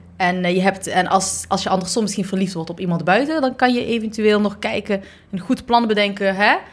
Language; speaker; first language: Dutch; early bilingual, other home language; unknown